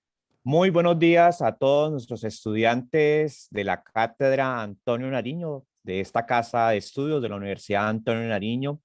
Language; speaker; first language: Spanish; native; Spanish